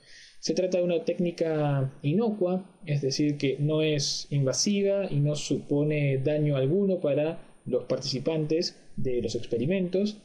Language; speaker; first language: Spanish; native; Spanish